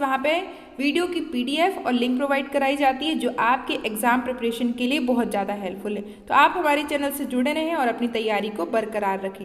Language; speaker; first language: Hindi; native; Hindi